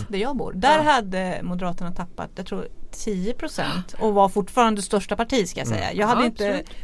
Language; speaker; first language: Swedish; native; Swedish